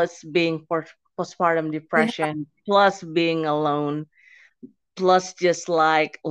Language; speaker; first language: English; non-native, fluent; Indonesian